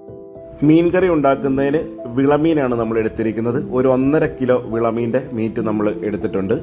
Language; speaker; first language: Malayalam; native; Malayalam